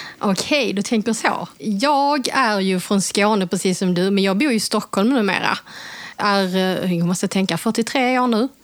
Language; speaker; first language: Swedish; native; Swedish